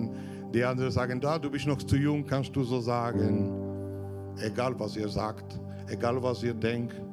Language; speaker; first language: German; non-native, fluent; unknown